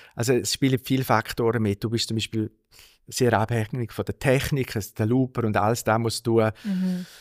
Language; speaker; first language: German; native; German